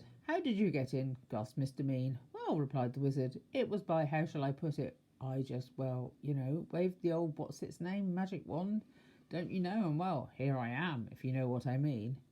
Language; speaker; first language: English; native; English